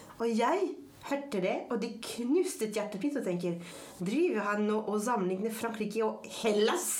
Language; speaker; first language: Norwegian; non-native, fluent; French